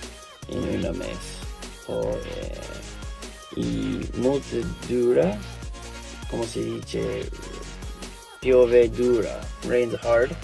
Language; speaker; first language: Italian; non-native, learner; English